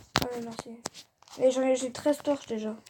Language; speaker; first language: French; native; French